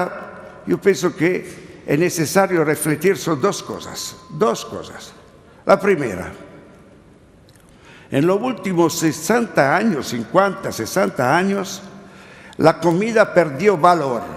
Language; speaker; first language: Spanish; non-native, learner; Italian